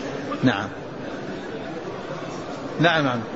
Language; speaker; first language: Arabic; native; Arabic